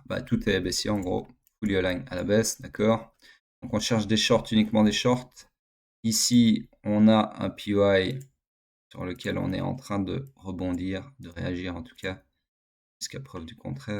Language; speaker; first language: French; native; French